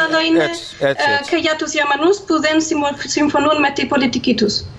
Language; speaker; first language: Greek; non-native, fluent; German